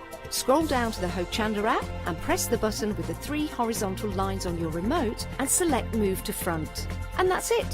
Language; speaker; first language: English; native; English